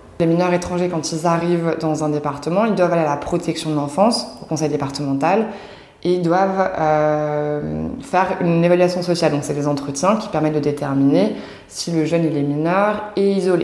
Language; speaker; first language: French; native; French